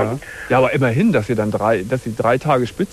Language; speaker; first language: German; native; German